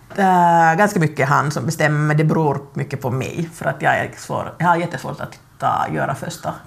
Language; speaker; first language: Swedish; native; Swedish